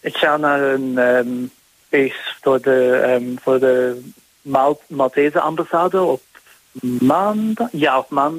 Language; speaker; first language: Dutch; non-native, fluent; English